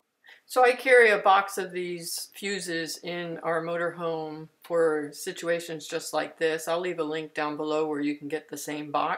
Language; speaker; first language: English; native; English